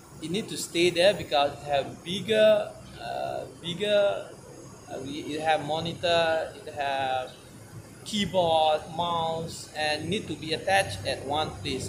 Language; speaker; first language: English; non-native, learner; Malay